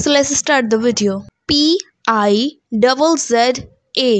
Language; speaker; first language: English; non-native, local second language; Hindi